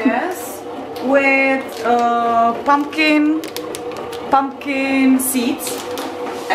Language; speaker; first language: English; non-native, learner; Czech